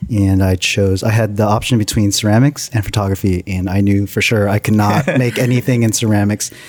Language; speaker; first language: English; native; English